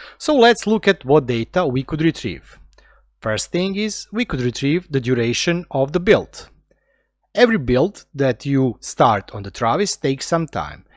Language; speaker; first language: English; non-native, fluent; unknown